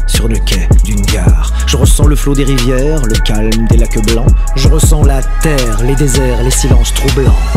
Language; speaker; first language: French; native; French